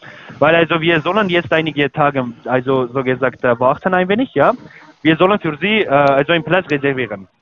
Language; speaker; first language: German; non-native, learner; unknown